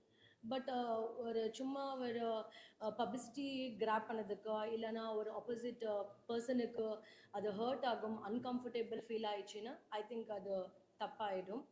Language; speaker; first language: Tamil; non-native, learner; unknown